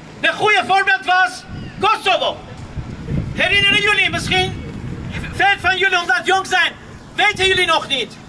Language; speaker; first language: Dutch; non-native, fluent; Armenian